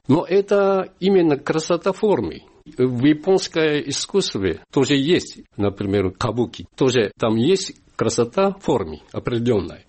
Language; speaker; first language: Russian; non-native, fluent; Japanese